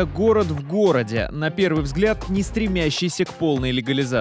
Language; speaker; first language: Russian; native; Russian